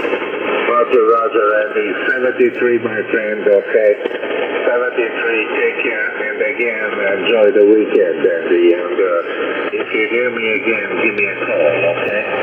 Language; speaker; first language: English; non-native, fluent; Italian